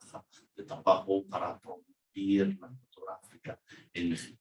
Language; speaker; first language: Spanish; non-native, learner; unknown